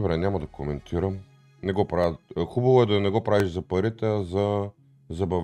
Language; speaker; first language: Bulgarian; native; Bulgarian